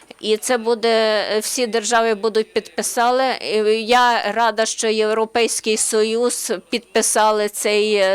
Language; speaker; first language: Ukrainian; non-native, learner; Slovenian